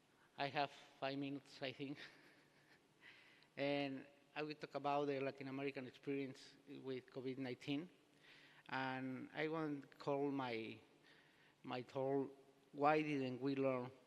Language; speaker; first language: English; non-native, learner; Spanish